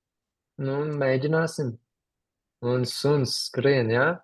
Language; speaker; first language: Latvian; native; Latvian